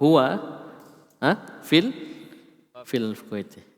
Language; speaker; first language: Arabic; non-native, fluent; Indonesian